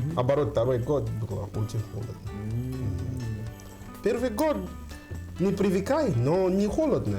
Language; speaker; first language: Russian; non-native, learner; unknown